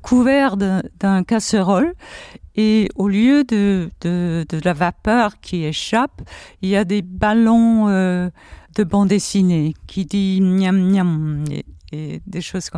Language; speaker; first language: French; non-native, fluent; English